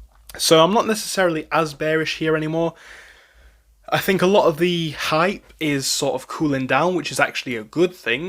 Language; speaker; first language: English; native; English